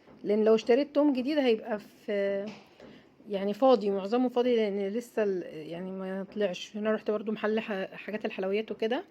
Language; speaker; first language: Arabic; native; Arabic